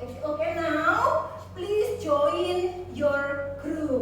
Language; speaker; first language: English; non-native, fluent; Indonesian